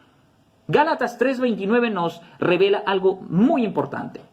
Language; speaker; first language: Spanish; native; Spanish